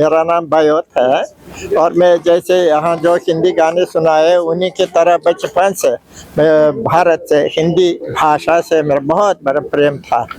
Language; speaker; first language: Hindi; non-native, fluent; Uzbek